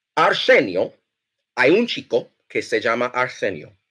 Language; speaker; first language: Spanish; non-native, fluent; English